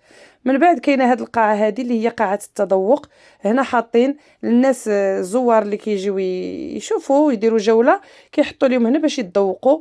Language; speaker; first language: Arabic; native; Arabic